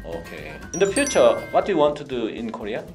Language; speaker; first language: English; non-native, fluent; Korean